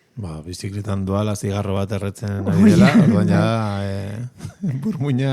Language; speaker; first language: Basque; native; Basque